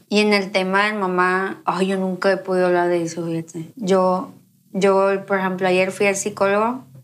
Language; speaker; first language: Spanish; native; Spanish